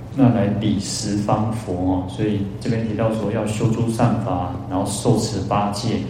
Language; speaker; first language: Chinese; native; Chinese